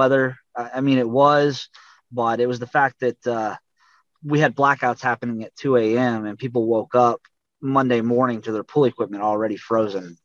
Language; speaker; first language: English; native; English